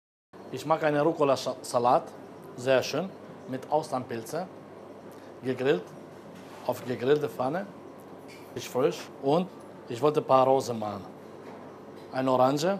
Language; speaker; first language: German; non-native, fluent; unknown